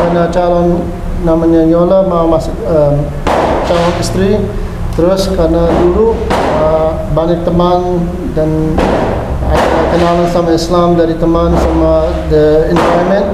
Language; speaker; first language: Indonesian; non-native, learner; English